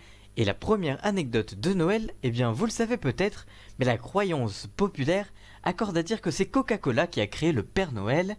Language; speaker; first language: French; native; French